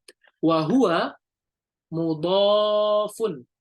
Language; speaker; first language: Arabic; non-native, fluent; Indonesian